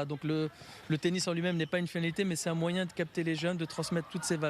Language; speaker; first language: French; native; French